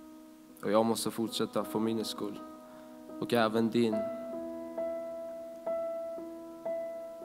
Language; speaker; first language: Swedish; non-native, fluent; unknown